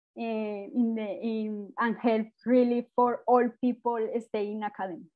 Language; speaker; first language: English; non-native, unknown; Spanish